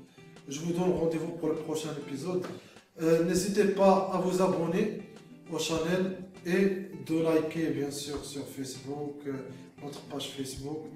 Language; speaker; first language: French; non-native, local second language; Arabic